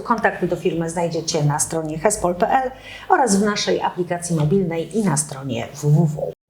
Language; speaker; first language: Polish; native; Polish